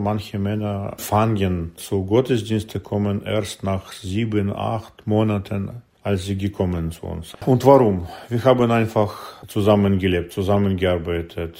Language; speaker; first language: German; non-native, learner; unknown